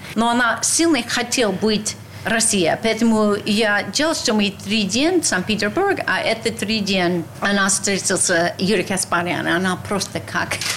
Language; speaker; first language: Russian; non-native, fluent; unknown